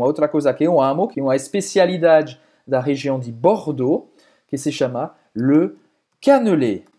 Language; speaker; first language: Portuguese; non-native, fluent; French